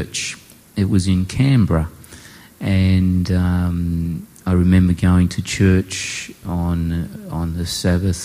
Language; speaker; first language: English; native; English